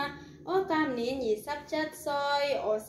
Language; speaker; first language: Cantonese; non-native, learner; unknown